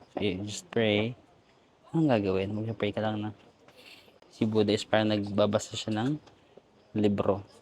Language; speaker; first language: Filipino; non-native, local second language; Cebuano